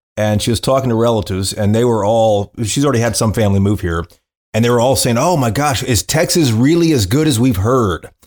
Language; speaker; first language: English; native; English